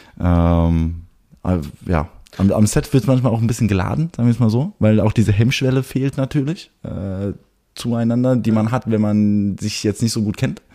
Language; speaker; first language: German; early bilingual, heritage; German